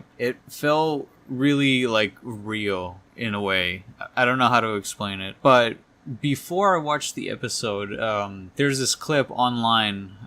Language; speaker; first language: English; native; English